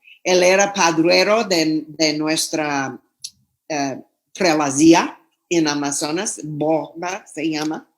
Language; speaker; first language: Spanish; non-native, fluent; English